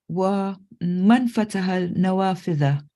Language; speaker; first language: Arabic; non-native, learner; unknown